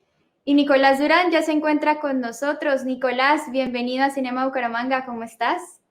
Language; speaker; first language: Spanish; native; Spanish